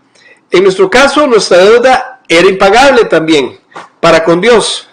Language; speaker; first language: Spanish; native; Spanish